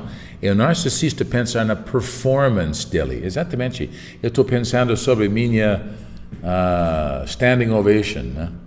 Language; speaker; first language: Portuguese; non-native, fluent; English